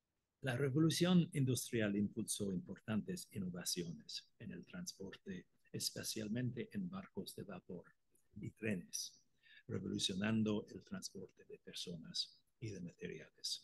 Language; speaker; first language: Spanish; non-native, fluent; Irish